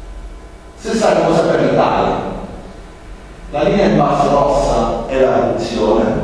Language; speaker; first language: Italian; native; Italian